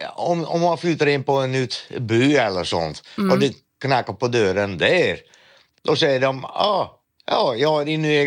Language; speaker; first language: Swedish; non-native, learner; Dutch